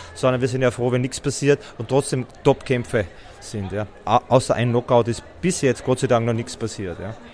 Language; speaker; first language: German; native; German